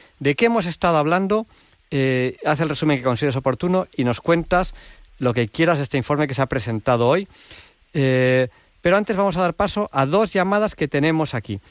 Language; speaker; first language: Spanish; native; Spanish